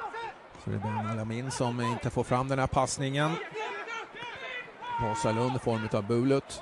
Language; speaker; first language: Swedish; native; Swedish